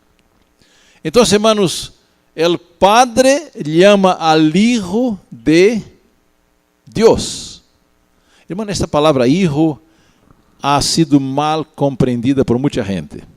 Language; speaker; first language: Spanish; non-native, learner; Portuguese